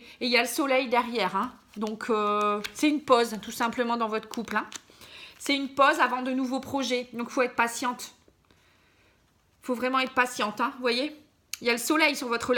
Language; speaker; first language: French; native; French